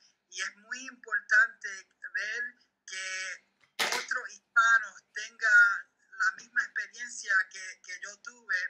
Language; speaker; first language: Spanish; early bilingual, heritage; Spanish